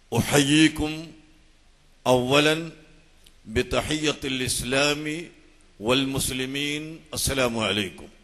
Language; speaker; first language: Arabic; non-native, fluent; Malayalam